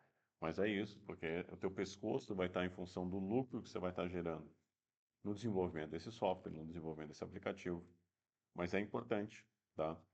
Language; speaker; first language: Portuguese; native; Portuguese